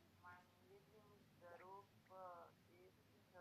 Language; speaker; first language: German; non-native, learner; Macedonian